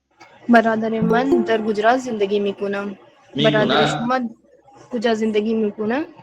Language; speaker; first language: Persian; non-native, learner; Urdu